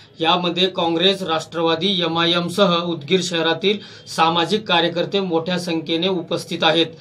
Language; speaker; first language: Marathi; native; Marathi